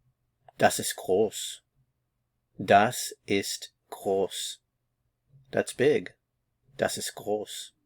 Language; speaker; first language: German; non-native, fluent; English